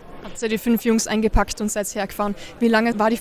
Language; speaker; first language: German; native; German